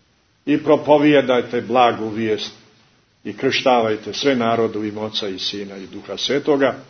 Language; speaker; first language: Croatian; native; Croatian